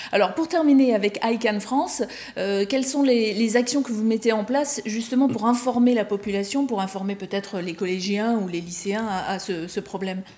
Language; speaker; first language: French; native; French